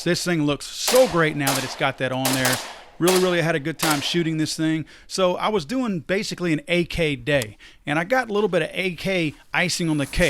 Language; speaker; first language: English; native; English